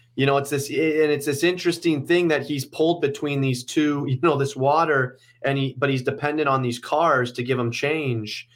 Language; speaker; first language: English; native; English